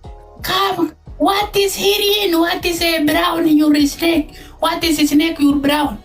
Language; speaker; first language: English; non-native, learner; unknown